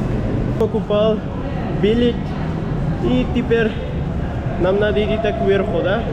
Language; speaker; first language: Russian; non-native, learner; Pashto